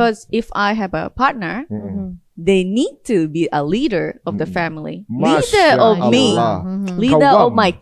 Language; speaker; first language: English; non-native, fluent; Japanese